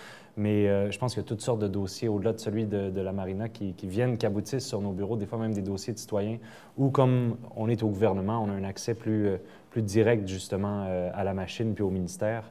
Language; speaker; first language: French; native; French